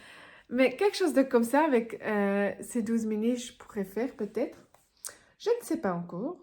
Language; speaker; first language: French; non-native, local second language; Swiss German